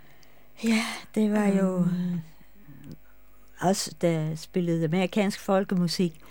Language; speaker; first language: Danish; non-native, fluent; English